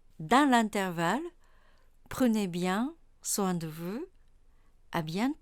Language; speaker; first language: French; non-native, fluent; Japanese